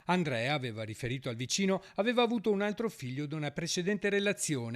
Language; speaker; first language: Italian; native; Italian